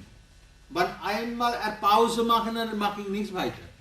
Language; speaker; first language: German; non-native, learner; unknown